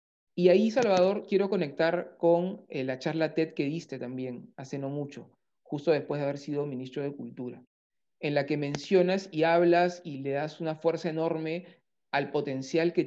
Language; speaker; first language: Spanish; native; Spanish